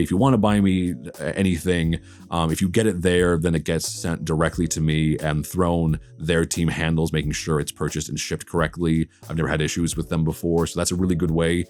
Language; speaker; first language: English; native; English